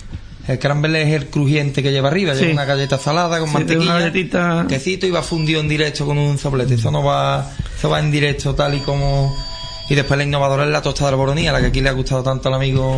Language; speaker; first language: Spanish; native; Spanish